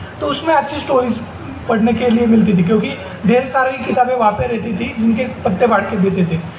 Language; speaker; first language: Hindi; non-native, local second language; Marathi